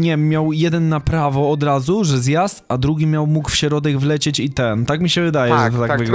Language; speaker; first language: Polish; native; Polish